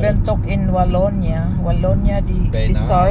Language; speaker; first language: Dutch; non-native, learner; Filipino